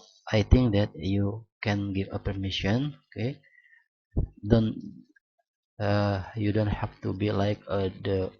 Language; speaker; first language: English; non-native, learner; Indonesian